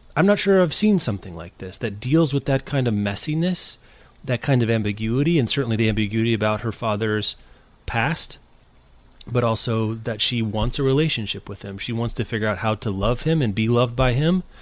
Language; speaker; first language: English; native; English